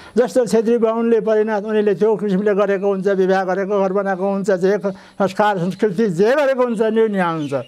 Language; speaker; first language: Nepali; non-native, local second language; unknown